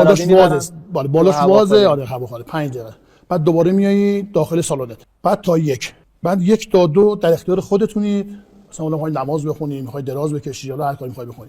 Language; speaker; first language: Persian; native; Persian